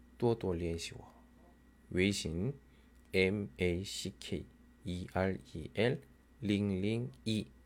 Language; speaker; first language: Chinese; non-native, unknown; Korean